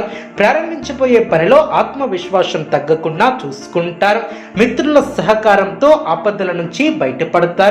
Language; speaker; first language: Telugu; native; Telugu